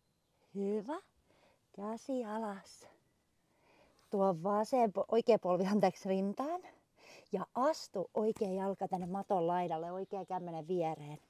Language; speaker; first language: Finnish; native; Finnish